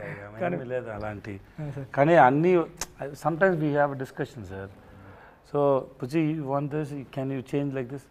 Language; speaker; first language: Telugu; non-native, learner; Tamil